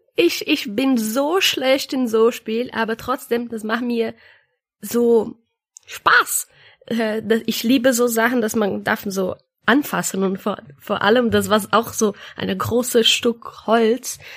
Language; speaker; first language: German; non-native, learner; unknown